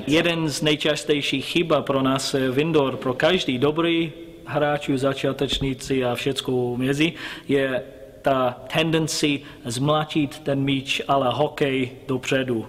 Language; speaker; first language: Czech; non-native, learner; English